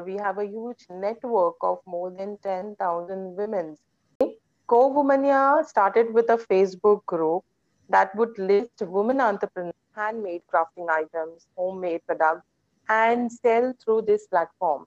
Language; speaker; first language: English; non-native, local second language; Konkani